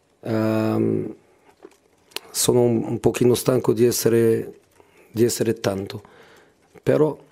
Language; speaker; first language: Italian; non-native, learner; Portuguese